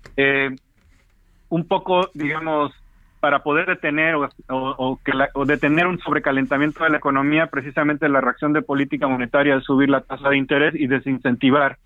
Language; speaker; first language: Spanish; native; Spanish